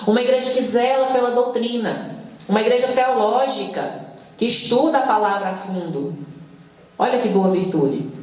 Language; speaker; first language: Portuguese; native; Portuguese